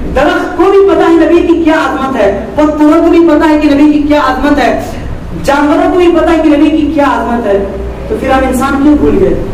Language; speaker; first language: Urdu; native; Urdu